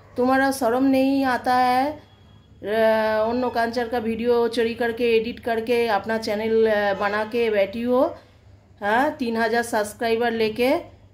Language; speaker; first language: Hindi; non-native, local second language; Bangla